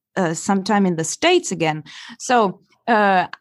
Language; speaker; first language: English; non-native, fluent; Italian